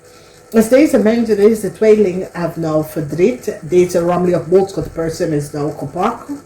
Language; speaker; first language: Dutch; non-native, learner; English